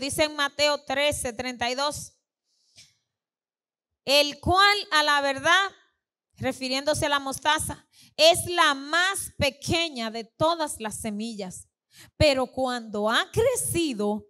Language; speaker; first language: Spanish; native; Spanish